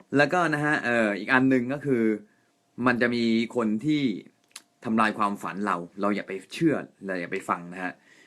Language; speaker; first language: Thai; non-native, fluent; Japanese